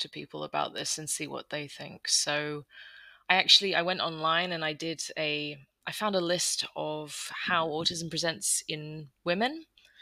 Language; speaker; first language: English; native; English